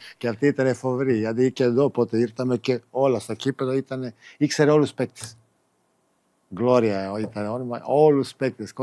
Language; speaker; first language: Greek; non-native, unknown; Serbian